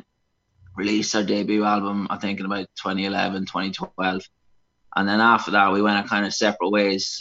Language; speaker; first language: English; native; English